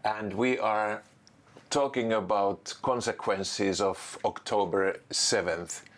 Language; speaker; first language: English; non-native, fluent; Finnish